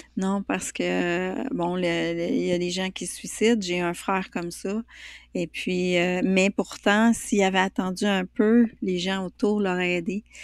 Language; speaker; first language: French; native; French